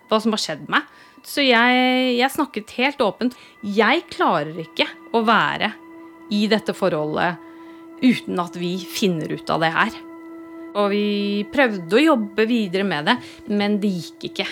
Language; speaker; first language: Norwegian; native; Norwegian